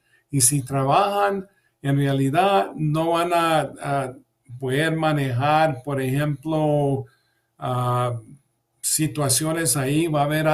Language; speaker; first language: Spanish; early bilingual, heritage; English